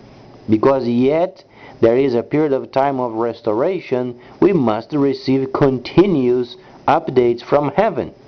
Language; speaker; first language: English; non-native, fluent; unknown